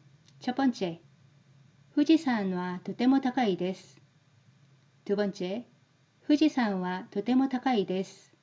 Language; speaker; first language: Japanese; non-native, fluent; Korean